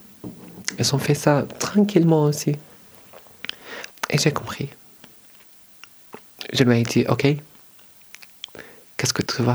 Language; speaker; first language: French; non-native, learner; Arabic